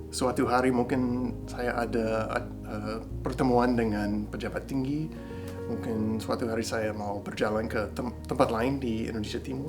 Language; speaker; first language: Indonesian; non-native, fluent; English